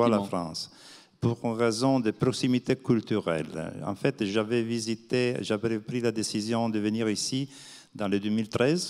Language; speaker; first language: French; non-native, fluent; Italian